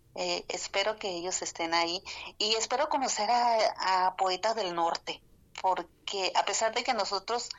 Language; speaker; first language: Spanish; non-native, local second language; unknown